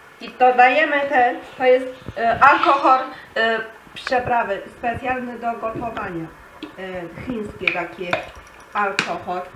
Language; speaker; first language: Polish; non-native, learner; Chinese